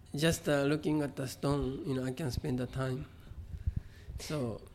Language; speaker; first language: English; non-native, fluent; Japanese